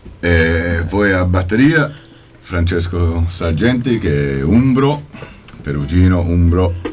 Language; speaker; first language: Italian; non-native, fluent; English